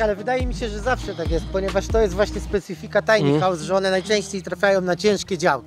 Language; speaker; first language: Polish; native; Polish